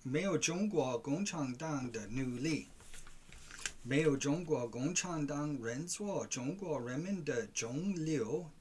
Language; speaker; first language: Chinese; non-native, learner; English